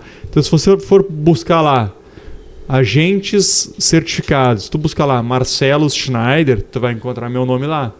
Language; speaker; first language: Portuguese; native; Portuguese